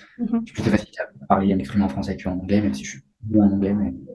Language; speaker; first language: French; native; French